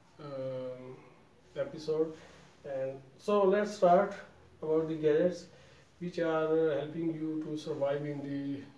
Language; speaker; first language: English; non-native, local second language; Urdu